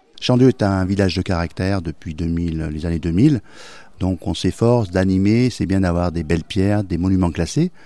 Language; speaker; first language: French; native; French